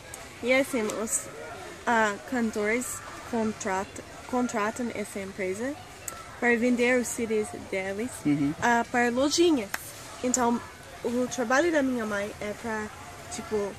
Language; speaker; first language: Portuguese; non-native, learner; English